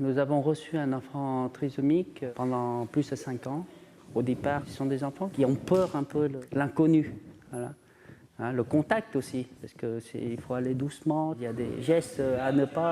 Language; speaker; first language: French; native; French